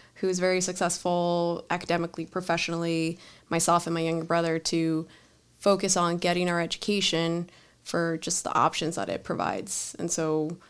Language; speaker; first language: English; early bilingual, other home language; Spanish